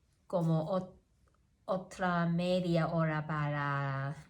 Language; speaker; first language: Spanish; non-native, learner; Cantonese